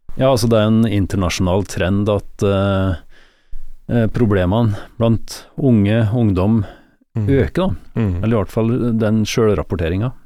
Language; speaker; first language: Norwegian; native; Norwegian